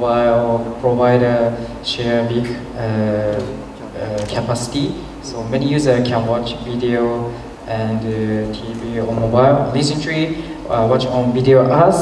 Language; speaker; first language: English; non-native, learner; Japanese